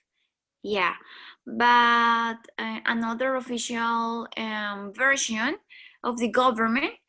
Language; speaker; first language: English; non-native, learner; Spanish